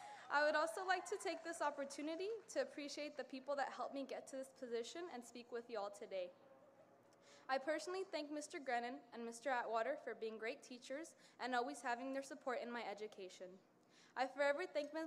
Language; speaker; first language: English; early bilingual, other home language; Spanish